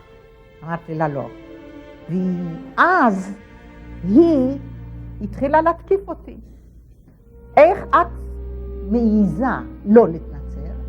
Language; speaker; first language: Hebrew; non-native, fluent; Polish